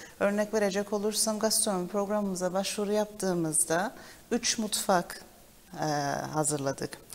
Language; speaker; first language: Turkish; early bilingual, heritage; Turkish